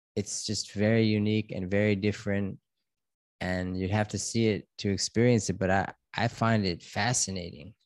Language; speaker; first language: English; native; English